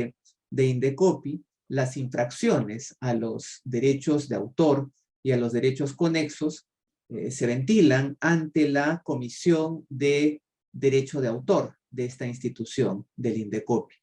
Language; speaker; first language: Spanish; native; Spanish